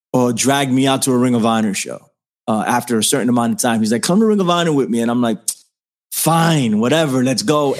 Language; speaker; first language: English; native; English